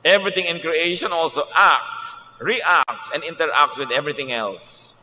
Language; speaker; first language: English; non-native, local second language; Filipino